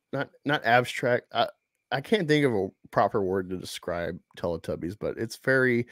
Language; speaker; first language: English; native; English